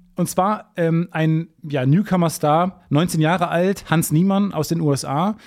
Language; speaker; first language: German; native; German